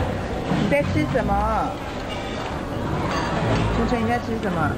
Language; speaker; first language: Chinese; native; Chinese